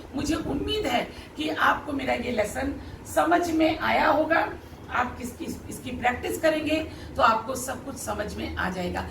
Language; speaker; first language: Hindi; native; Hindi